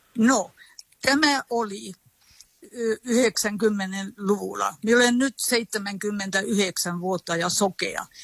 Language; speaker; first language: Finnish; early bilingual, heritage; Finnish